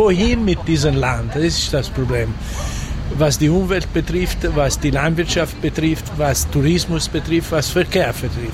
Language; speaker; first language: German; non-native, fluent; Italian